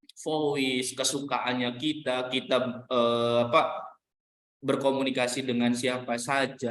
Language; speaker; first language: Indonesian; native; Indonesian